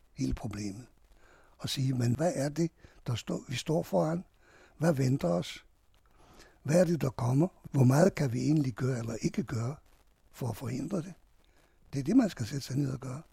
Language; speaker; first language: Danish; non-native, fluent; Hungarian